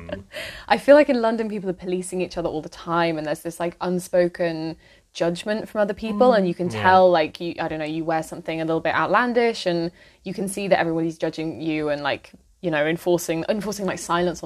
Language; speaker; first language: English; native; English